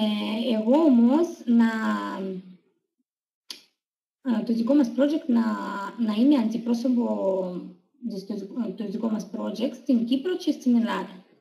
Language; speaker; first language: Greek; non-native, learner; Russian